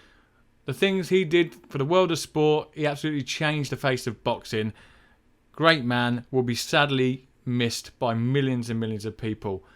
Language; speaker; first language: English; native; English